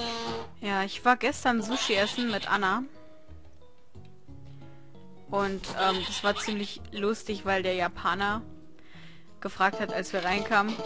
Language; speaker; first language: German; native; German